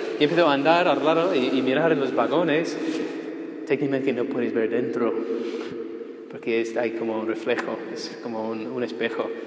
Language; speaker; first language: Spanish; non-native, fluent; English